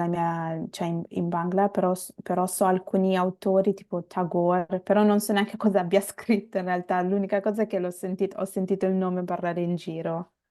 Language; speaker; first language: Italian; early bilingual, other home language; Bangla